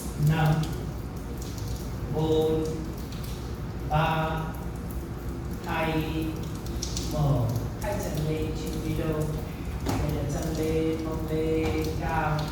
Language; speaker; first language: Vietnamese; non-native, fluent; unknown